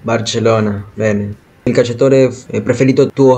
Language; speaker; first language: Italian; non-native, learner; Spanish